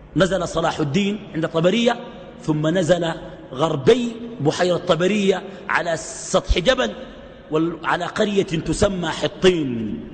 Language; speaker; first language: Arabic; native; Arabic